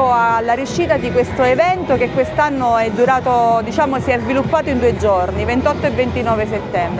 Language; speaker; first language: Italian; native; Italian